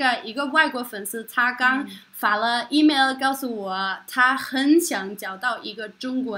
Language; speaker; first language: Chinese; non-native, fluent; Norwegian